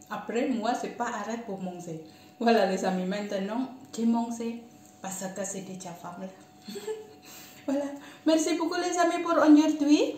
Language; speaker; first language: French; non-native, learner; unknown